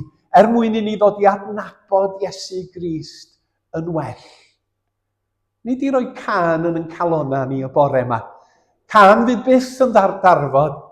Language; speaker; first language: Welsh; native; Welsh